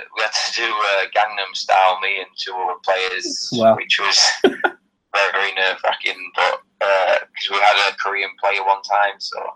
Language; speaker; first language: English; native; English